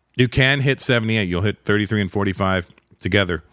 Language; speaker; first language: English; native; English